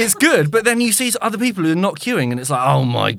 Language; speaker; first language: English; native; English